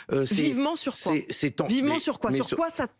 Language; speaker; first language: French; native; French